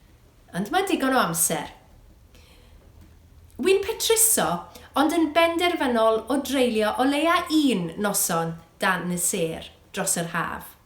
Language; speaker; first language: Welsh; native; Welsh